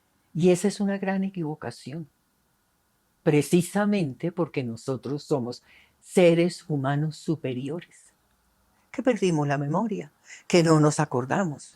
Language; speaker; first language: Spanish; native; Spanish